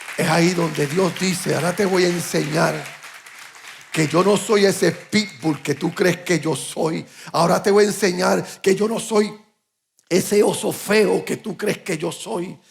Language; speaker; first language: Spanish; early bilingual, heritage; English